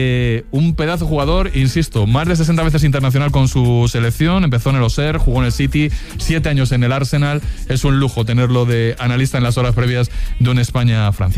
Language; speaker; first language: Spanish; native; Spanish